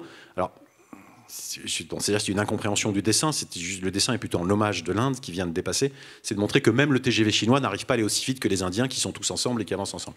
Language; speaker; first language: French; native; French